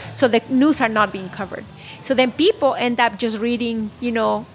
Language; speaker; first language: English; non-native, fluent; Spanish